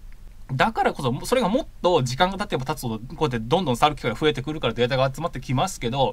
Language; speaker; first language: Japanese; native; Japanese